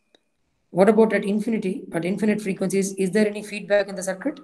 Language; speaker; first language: English; non-native, local second language; Tamil